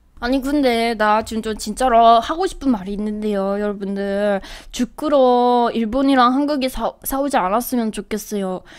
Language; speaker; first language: Korean; non-native, fluent; Japanese